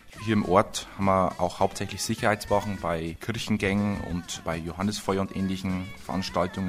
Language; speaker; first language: German; native; German